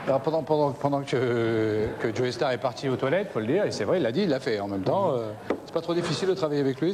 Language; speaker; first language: French; native; French